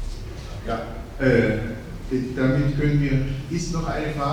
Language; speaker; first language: German; native; German